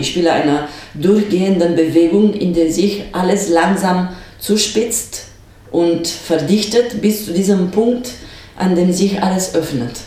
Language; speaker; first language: German; non-native, fluent; Romanian